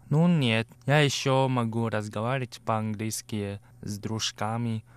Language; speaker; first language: Russian; non-native, fluent; Chinese